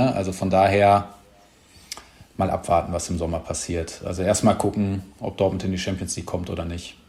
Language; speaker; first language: German; native; German